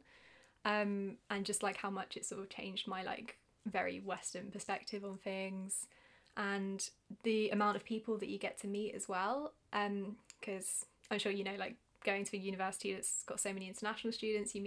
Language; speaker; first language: English; native; English